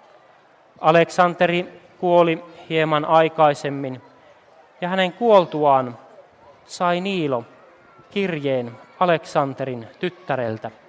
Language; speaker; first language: Finnish; native; Finnish